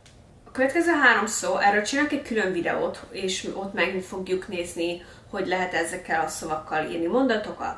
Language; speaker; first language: Hungarian; early bilingual, heritage; Hungarian